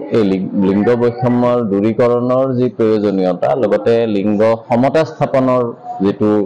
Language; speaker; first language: Assamese; native; Assamese